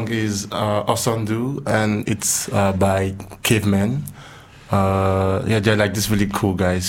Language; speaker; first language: English; non-native, local second language; Igbo